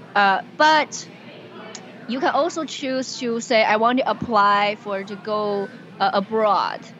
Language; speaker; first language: English; non-native, fluent; Chinese